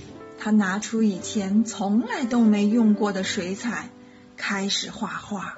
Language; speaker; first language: Chinese; native; Chinese